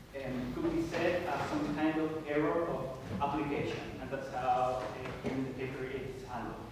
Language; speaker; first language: English; non-native, fluent; Italian